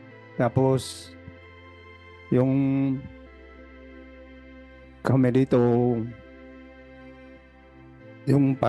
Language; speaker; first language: Filipino; non-native, learner; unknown